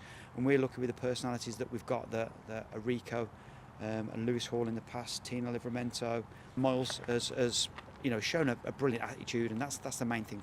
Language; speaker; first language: English; native; English